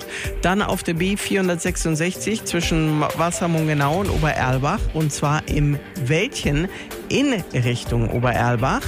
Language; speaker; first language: German; native; German